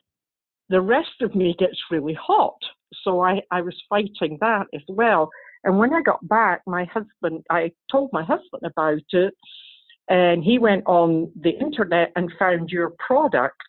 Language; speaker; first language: English; native; English